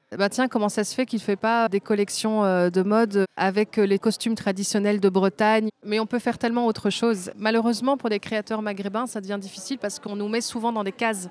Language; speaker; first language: French; native; French